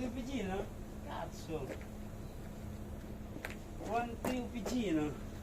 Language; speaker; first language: Italian; non-native, learner; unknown